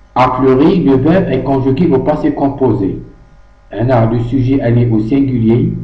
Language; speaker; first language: French; non-native, local second language; Arabic